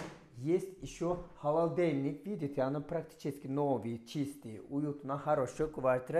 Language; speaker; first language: Russian; non-native, fluent; Turkish